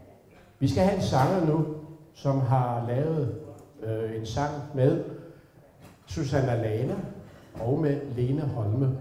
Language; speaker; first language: Danish; native; Danish